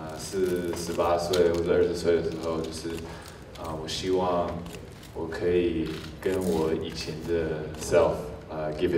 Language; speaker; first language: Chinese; early bilingual, heritage; English